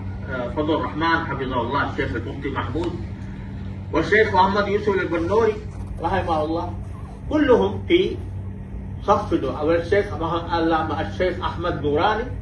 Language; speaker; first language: Arabic; non-native, fluent; Urdu